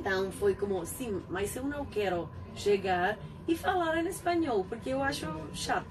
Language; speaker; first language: Portuguese; non-native, fluent; Spanish